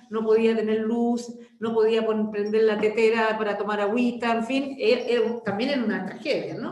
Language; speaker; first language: Spanish; native; Spanish